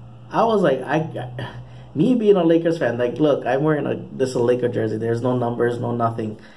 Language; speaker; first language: English; native; English